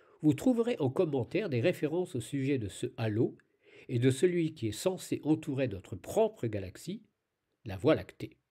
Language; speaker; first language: French; native; French